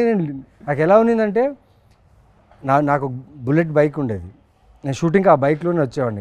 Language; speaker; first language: Telugu; native; Telugu